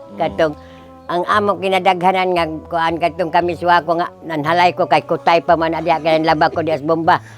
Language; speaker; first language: Cebuano; native; Cebuano